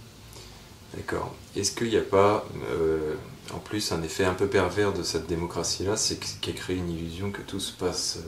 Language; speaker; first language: French; native; French